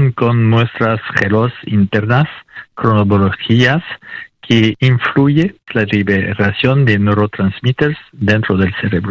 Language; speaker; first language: Spanish; non-native, fluent; French